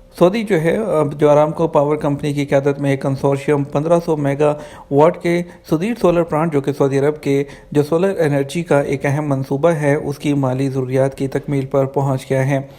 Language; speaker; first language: Urdu; native; Urdu